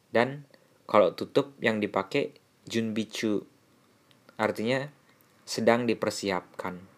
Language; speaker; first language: Indonesian; native; Indonesian